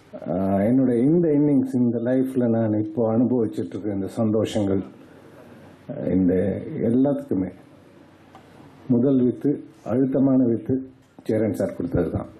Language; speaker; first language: Tamil; native; Tamil